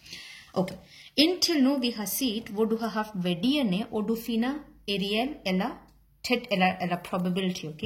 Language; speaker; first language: Danish; non-native, learner; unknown